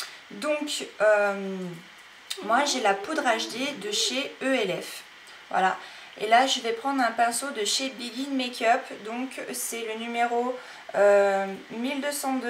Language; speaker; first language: French; native; French